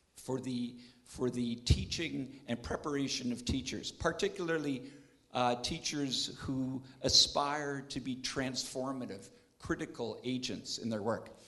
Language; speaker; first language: English; native; English